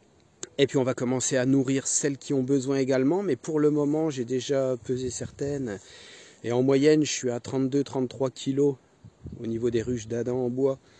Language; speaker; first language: French; native; French